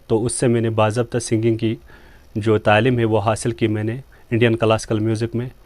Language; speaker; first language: Hindi; non-native, local second language; Kashmiri